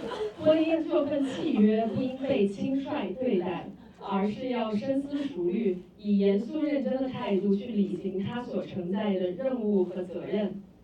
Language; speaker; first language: Chinese; native; Chinese